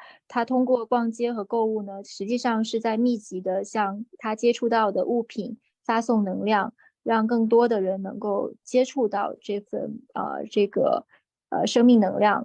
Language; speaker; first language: Chinese; native; Chinese